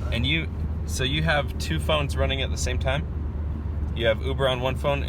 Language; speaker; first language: English; native; English